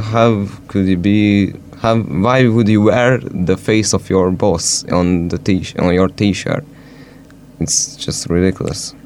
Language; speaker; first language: English; non-native, fluent; Hungarian